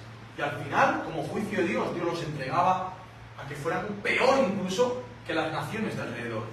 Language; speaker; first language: Spanish; native; Spanish